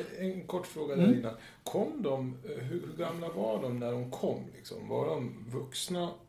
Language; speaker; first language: Swedish; native; Swedish